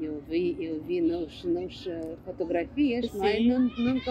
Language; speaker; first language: Portuguese; non-native, learner; English